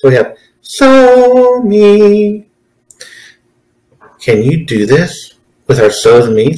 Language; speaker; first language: English; native; English